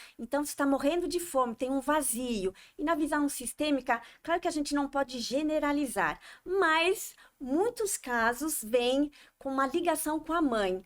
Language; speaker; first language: Portuguese; non-native, fluent; French